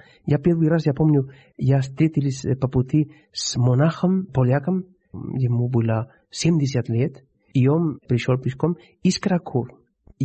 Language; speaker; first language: Russian; non-native, fluent; Spanish